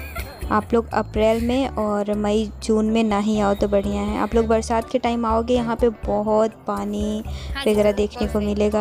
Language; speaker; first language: Hindi; native; Hindi